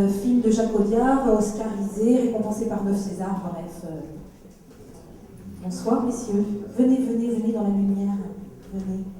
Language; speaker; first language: French; native; French